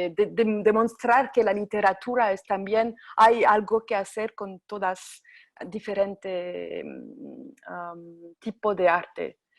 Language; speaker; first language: Spanish; non-native, fluent; French